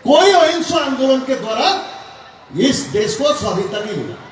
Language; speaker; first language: Hindi; non-native, local second language; Bangla